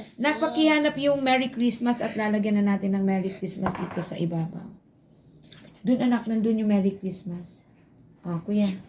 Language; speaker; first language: Filipino; native; Filipino